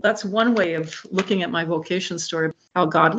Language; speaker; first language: English; native; English